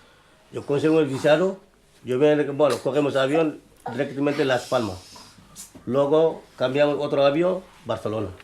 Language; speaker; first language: Spanish; non-native, learner; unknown